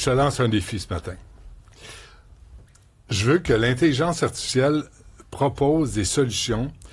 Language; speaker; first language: French; native; French